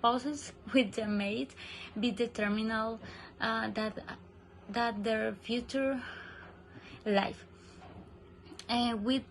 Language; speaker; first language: English; non-native, learner; Spanish